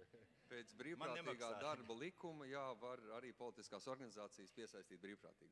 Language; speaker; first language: Latvian; native; Latvian